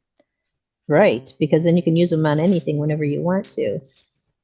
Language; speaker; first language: English; native; English